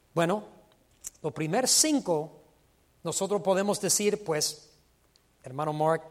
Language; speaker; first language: Spanish; non-native, fluent; English